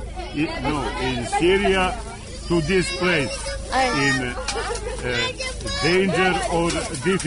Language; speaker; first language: English; non-native, learner; Serbian